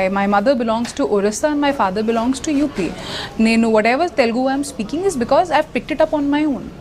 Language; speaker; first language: Telugu; non-native, local second language; Odia